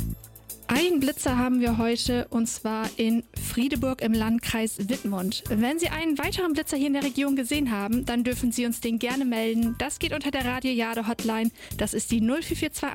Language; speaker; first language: German; native; German